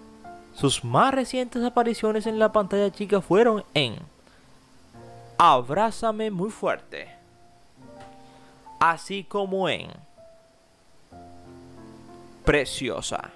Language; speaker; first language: Spanish; native; Spanish